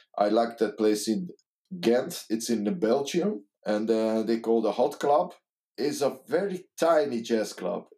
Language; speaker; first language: English; non-native, learner; Hungarian